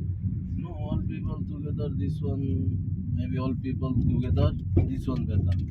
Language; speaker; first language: English; non-native, learner; Bangla